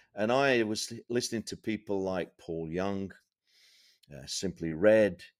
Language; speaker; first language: English; native; English